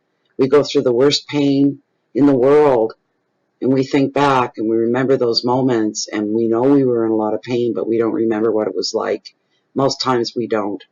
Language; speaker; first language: English; native; English